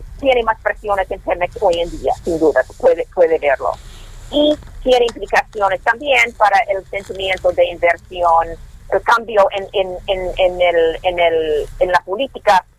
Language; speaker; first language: Spanish; non-native, fluent; English